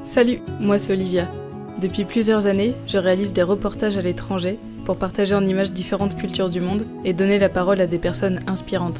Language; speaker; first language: French; native; French